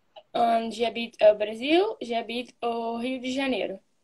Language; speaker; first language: French; non-native, learner; Portuguese